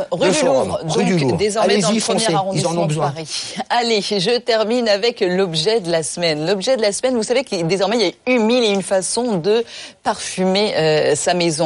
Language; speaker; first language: French; native; French